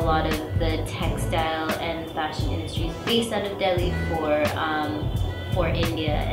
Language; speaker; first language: English; native; English